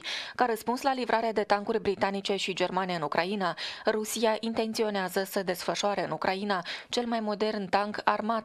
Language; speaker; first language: Romanian; native; Romanian